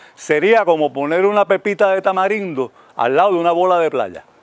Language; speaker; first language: Spanish; native; Spanish